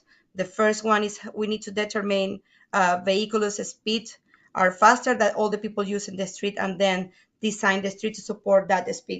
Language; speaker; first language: English; non-native, fluent; Spanish